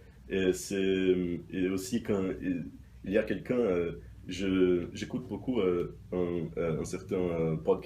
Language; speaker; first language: French; non-native, fluent; Portuguese